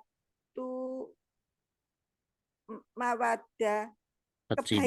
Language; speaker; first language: Arabic; non-native, learner; Indonesian